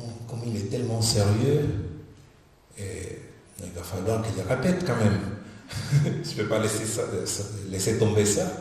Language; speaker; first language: French; non-native, fluent; Spanish